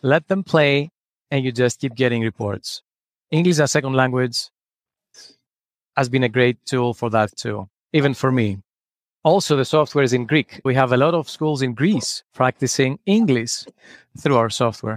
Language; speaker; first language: English; non-native, fluent; Greek